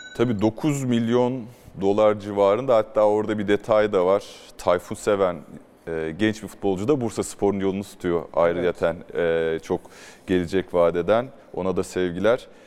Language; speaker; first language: Turkish; native; Turkish